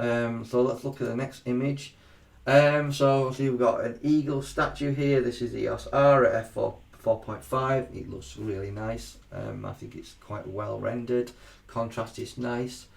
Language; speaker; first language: English; native; English